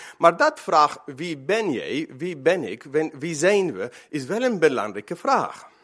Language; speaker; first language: Dutch; non-native, fluent; Spanish